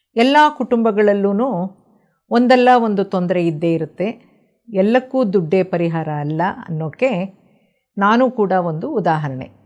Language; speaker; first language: Kannada; non-native, local second language; Telugu